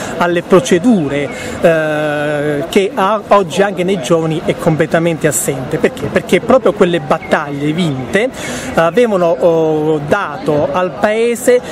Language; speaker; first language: Italian; native; Italian